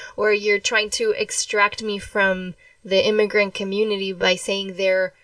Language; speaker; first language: English; early bilingual, other home language; Spanish